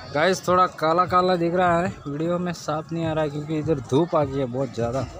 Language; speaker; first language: Hindi; non-native, local second language; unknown